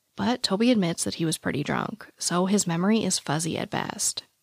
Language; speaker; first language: English; native; English